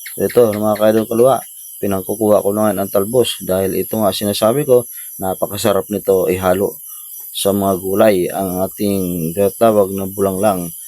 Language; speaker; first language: Filipino; native; Filipino